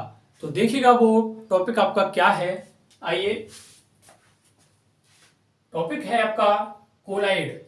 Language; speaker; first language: Hindi; native; Hindi